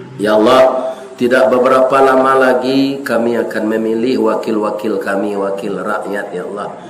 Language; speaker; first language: Malay; non-native, local second language; Minangkabau